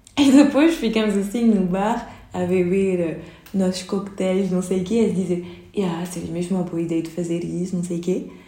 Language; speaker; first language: Portuguese; early bilingual, heritage; Portuguese